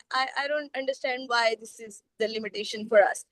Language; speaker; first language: English; non-native, local second language; Urdu